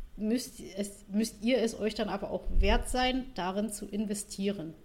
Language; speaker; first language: German; non-native, fluent; Vietnamese